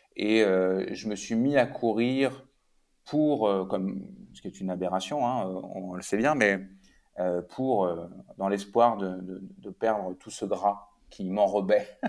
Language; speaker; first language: French; native; French